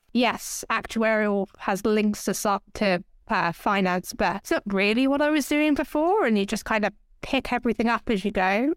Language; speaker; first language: English; native; English